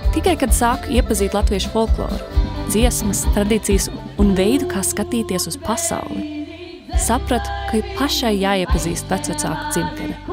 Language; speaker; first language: Latvian; early bilingual, heritage; Latvian